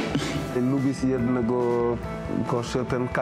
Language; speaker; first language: Polish; non-native, learner; Wolof